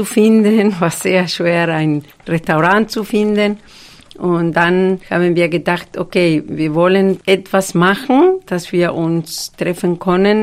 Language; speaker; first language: German; non-native, fluent; Spanish